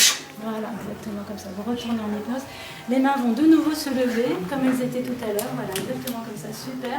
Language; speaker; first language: French; native; French